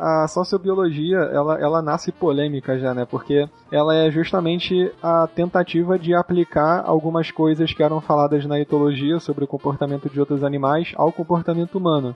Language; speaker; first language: Portuguese; native; Portuguese